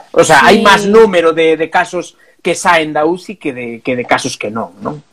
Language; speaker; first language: Galician; non-native, local second language; Spanish